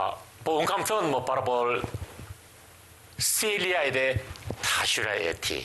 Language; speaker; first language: Albanian; non-native, learner; Korean